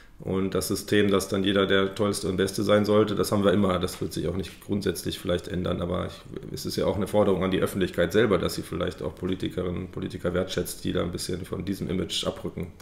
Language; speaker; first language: German; native; German